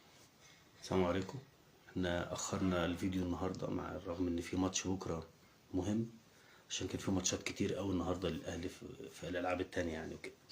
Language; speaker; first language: Arabic; native; Arabic